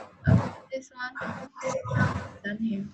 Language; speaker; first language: English; non-native, learner; Vietnamese